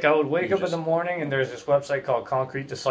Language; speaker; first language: English; native; English